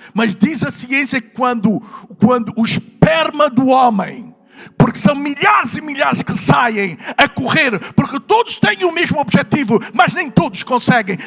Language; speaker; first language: Portuguese; native; Portuguese